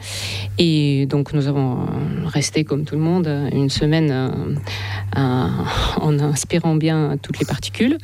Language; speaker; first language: French; non-native, fluent; Russian